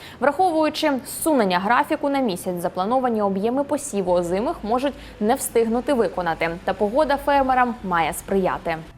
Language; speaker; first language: Ukrainian; native; Ukrainian